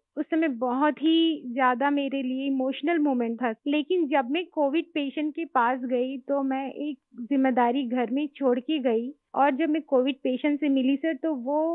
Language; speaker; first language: Hindi; native; Hindi